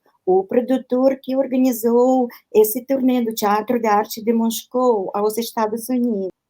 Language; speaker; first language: Portuguese; non-native, fluent; Russian